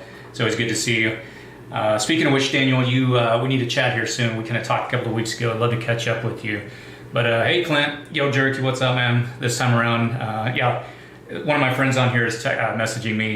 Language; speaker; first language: English; native; English